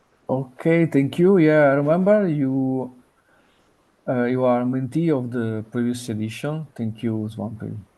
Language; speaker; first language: English; non-native, fluent; Italian